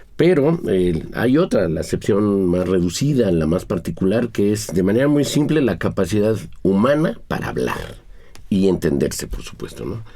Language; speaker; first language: Spanish; native; Spanish